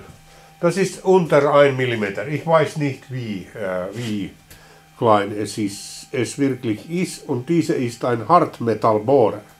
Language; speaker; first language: German; non-native, learner; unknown